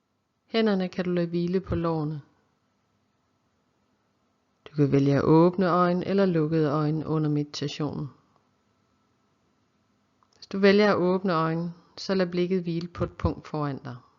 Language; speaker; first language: Danish; native; Danish